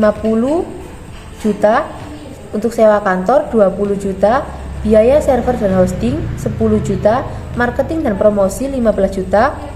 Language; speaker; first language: Indonesian; native; Indonesian